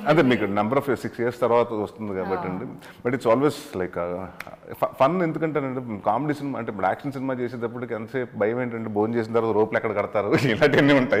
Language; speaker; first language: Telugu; native; Telugu